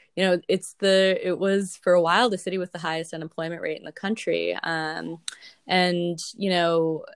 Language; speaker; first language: English; native; English